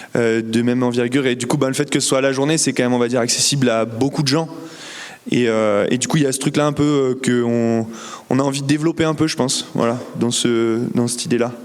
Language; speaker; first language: French; native; French